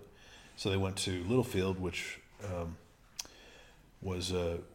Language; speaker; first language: English; early bilingual, other home language; Spanish